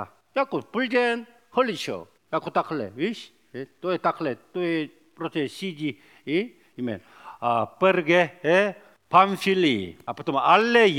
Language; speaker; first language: Czech; non-native, learner; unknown